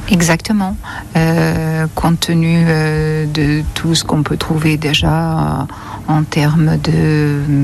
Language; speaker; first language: French; early bilingual, other home language; Portuguese